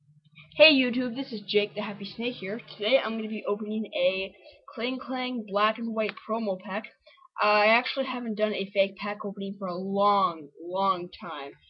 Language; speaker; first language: English; native; English